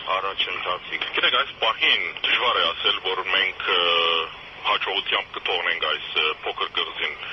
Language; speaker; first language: Armenian; native; Armenian